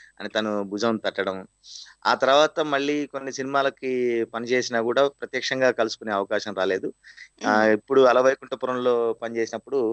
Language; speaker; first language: Telugu; native; Telugu